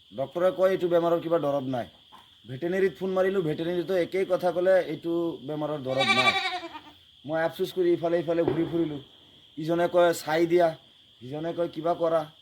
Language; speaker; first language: Assamese; non-native, local second language; Bangla